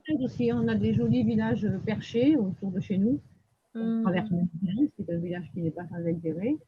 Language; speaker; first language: French; native; French